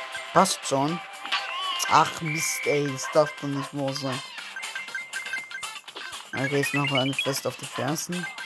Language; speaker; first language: German; native; German